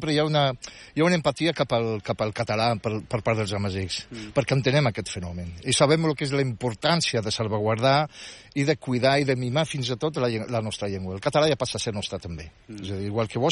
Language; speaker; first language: Catalan; non-native, fluent; Berber languages